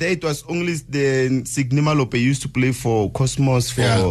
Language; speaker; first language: English; non-native, local second language; Tswana